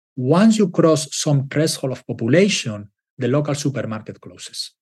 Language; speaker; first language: English; non-native, fluent; Spanish